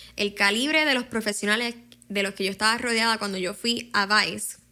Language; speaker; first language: Spanish; native; Spanish